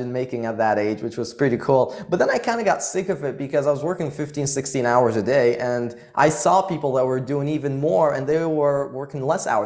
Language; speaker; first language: English; early bilingual, other home language; Arabic